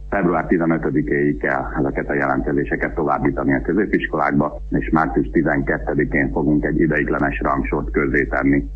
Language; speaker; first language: Hungarian; native; Hungarian